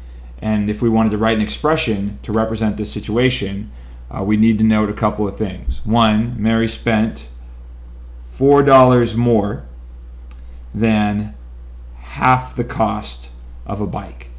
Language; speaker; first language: English; native; English